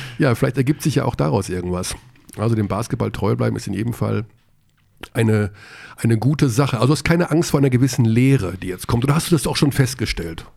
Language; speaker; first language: German; native; German